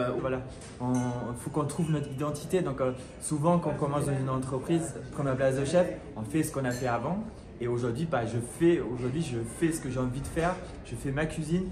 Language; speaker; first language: French; non-native, fluent; German